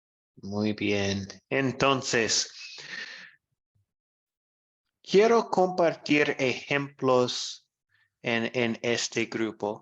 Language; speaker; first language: Spanish; non-native, fluent; English